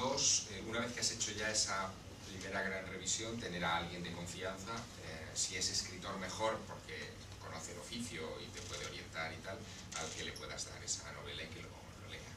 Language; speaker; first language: Spanish; native; Spanish